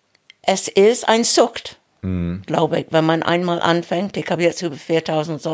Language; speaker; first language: German; non-native, fluent; English